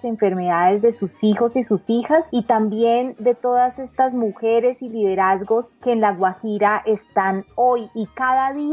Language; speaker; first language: Spanish; native; Spanish